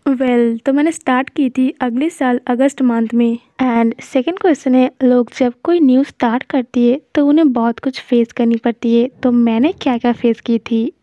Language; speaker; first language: Hindi; non-native, local second language; Bangla